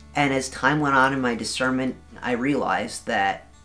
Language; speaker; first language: English; native; English